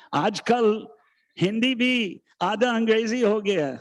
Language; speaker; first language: Hindi; non-native, fluent; English